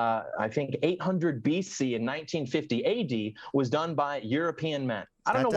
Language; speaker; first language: English; native; English